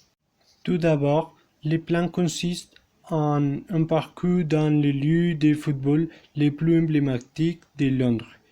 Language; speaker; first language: French; non-native, learner; Spanish